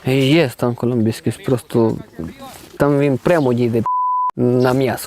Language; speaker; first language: Ukrainian; non-native, learner; Spanish